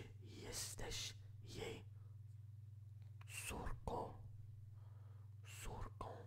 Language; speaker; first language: Polish; non-native, learner; English